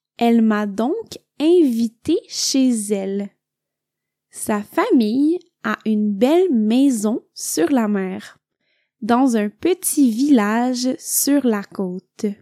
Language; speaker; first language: French; native; French